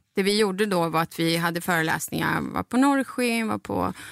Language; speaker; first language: Swedish; non-native, fluent; Spanish